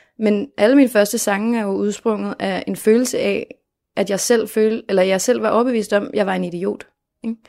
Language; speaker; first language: Danish; native; Danish